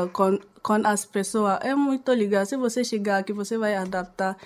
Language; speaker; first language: Portuguese; non-native, learner; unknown